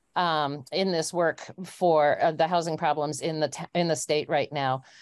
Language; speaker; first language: English; native; English